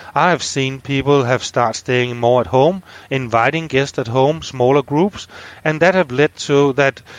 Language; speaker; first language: English; non-native, fluent; Danish